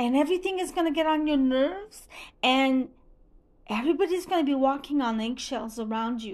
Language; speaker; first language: English; non-native, fluent; French